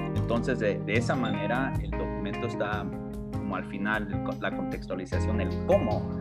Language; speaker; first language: Spanish; early bilingual, heritage; Spanish